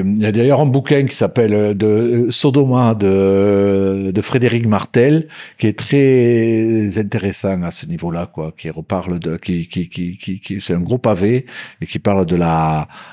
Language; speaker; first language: French; native; French